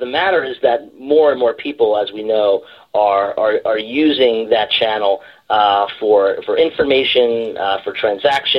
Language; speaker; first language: English; native; English